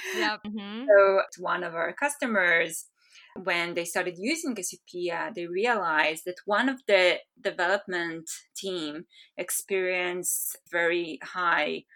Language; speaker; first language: English; non-native, fluent; Hebrew